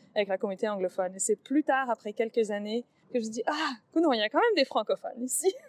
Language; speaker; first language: French; native; French